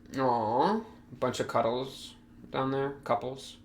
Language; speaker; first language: English; native; English